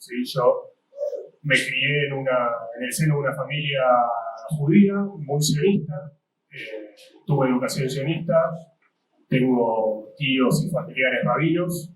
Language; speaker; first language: Spanish; native; Spanish